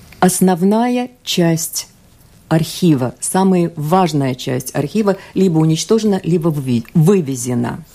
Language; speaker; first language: Russian; non-native, local second language; Latvian